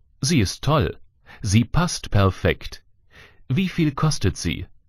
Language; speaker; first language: German; native; German